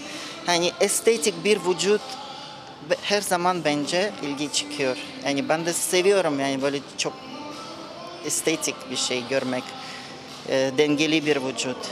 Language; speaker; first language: Turkish; non-native, fluent; Russian